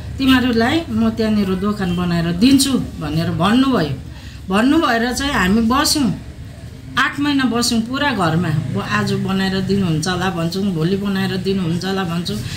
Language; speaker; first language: Nepali; native; Nepali